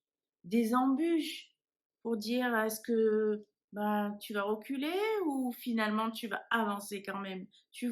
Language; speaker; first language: French; native; French